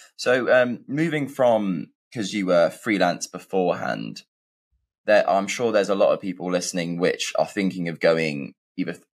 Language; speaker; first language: English; native; English